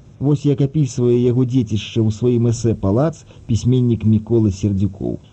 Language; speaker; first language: Belarusian; early bilingual, other home language; Russian